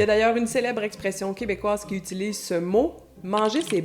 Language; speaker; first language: French; native; French